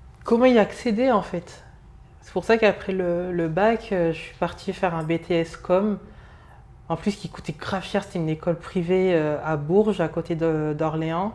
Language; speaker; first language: French; early bilingual, other home language; Lingala